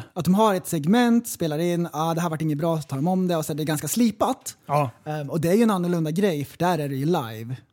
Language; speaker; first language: Swedish; native; Swedish